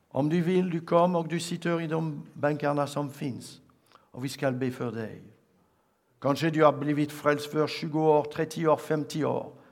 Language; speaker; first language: Swedish; non-native, fluent; French